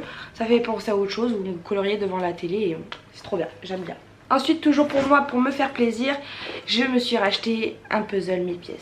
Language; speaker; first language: French; native; French